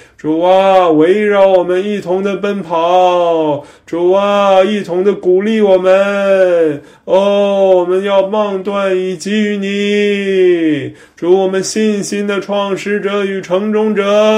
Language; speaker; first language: Chinese; native; Chinese